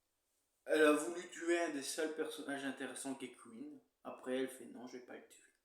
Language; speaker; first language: French; native; French